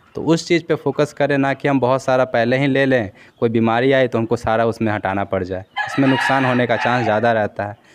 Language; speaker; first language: Hindi; native; Hindi